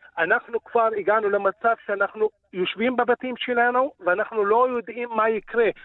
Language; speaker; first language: Hebrew; non-native, local second language; Arabic